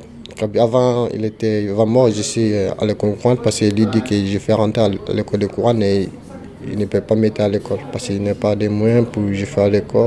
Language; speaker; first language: French; non-native, learner; Bambara